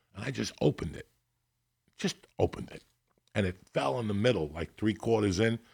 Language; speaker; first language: English; native; English